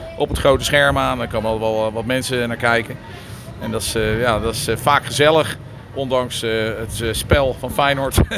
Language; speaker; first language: Dutch; native; Dutch